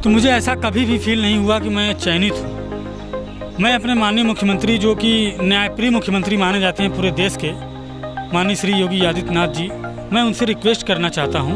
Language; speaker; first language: Hindi; native; Hindi